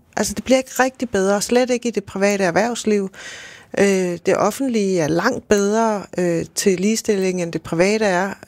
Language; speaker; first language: Danish; native; Danish